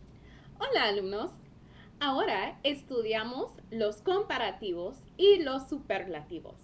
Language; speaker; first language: Spanish; non-native, fluent; English